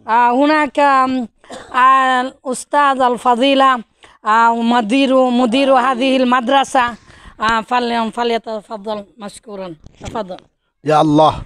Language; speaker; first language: Arabic; non-native, fluent; Bangla